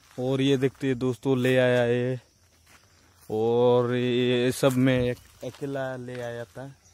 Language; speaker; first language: Hindi; non-native, local second language; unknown